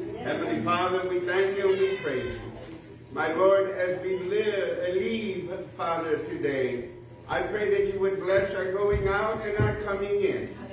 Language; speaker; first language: English; native; English